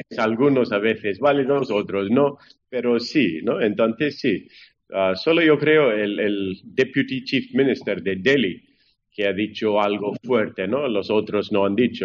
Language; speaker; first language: Spanish; non-native, fluent; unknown